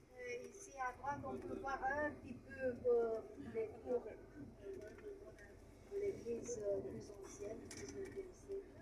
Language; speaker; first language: French; non-native, fluent; Romanian